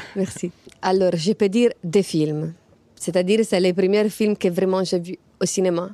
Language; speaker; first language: French; non-native, fluent; Italian